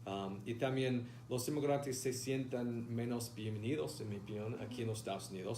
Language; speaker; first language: Spanish; non-native, fluent; English